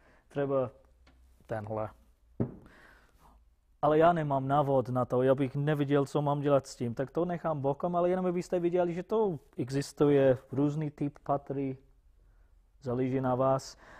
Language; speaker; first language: Czech; non-native, fluent; English